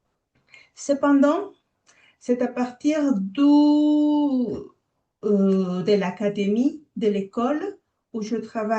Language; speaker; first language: French; non-native, fluent; Spanish